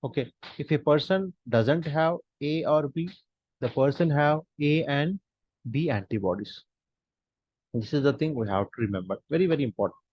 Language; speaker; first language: English; non-native, local second language; Hindi